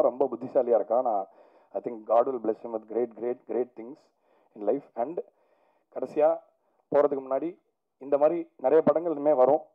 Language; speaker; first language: Tamil; native; Tamil